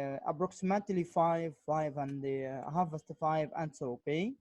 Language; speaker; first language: English; non-native, learner; Arabic